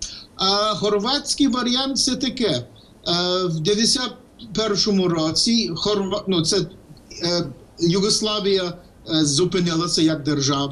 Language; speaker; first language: Ukrainian; non-native, fluent; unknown